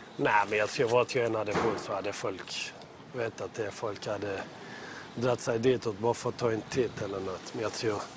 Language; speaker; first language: Swedish; early bilingual, other home language; Serbian